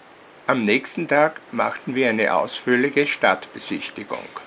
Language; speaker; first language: German; native; German